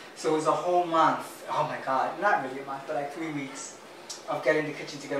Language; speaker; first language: English; early bilingual, other home language; Spanish